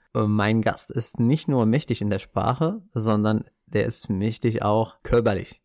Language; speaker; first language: German; non-native, fluent; Arabic